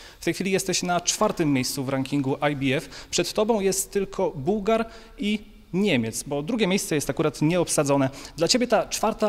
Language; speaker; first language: Polish; native; Polish